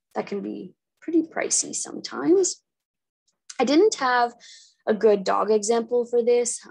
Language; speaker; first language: English; native; English